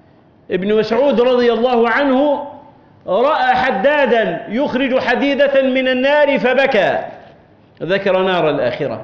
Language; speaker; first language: Arabic; native; Arabic